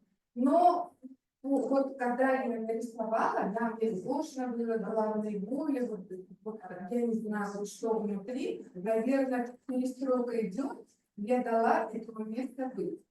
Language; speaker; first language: Russian; non-native, local second language; Uzbek